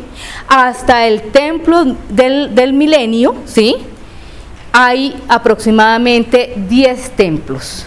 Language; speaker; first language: Spanish; native; Spanish